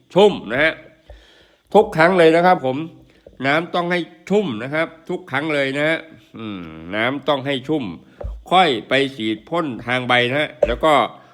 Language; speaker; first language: Thai; non-native, local second language; Northeastern Thai